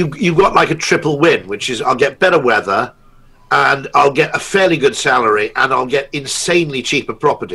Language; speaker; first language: English; native; English